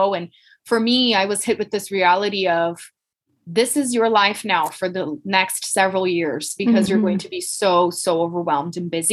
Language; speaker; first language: English; non-native, fluent; Portuguese